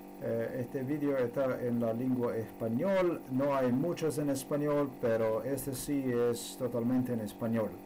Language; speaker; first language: Spanish; non-native, learner; Slovenian